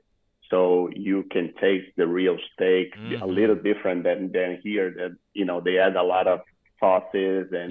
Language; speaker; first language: English; non-native, fluent; Portuguese